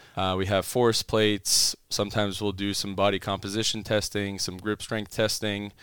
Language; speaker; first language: English; non-native, fluent; French